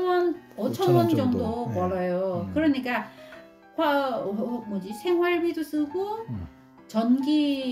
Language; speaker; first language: Korean; non-native, local second language; Vietnamese